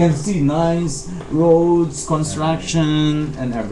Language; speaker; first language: English; non-native, fluent; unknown